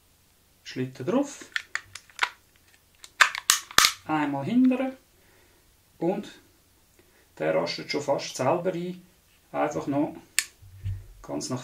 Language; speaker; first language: German; non-native, local second language; Swiss German